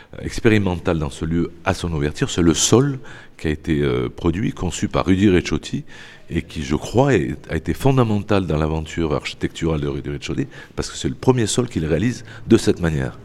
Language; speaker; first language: French; native; French